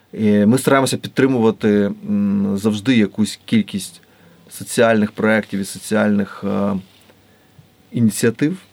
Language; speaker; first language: Ukrainian; native; Ukrainian